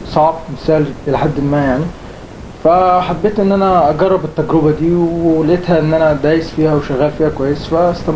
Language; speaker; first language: Arabic; native; Arabic